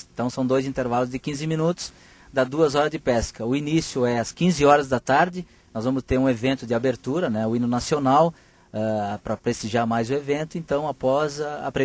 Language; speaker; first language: Portuguese; native; Portuguese